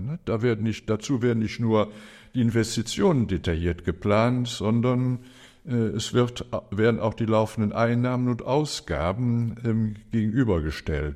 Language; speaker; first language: German; native; German